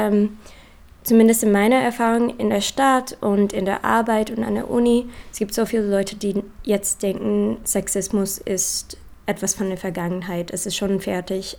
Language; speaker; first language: German; non-native, learner; English